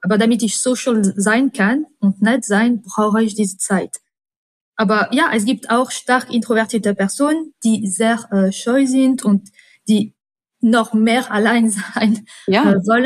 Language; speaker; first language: German; non-native, fluent; French